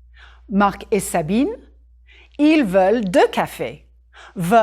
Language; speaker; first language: French; non-native, fluent; English